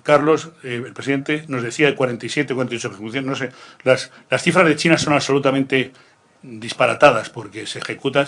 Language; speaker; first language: Spanish; native; Spanish